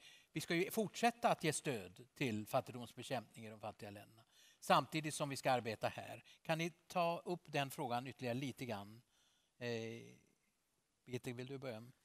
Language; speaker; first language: Swedish; native; Swedish